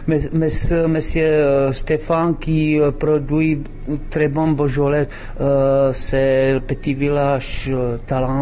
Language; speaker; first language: French; non-native, learner; Czech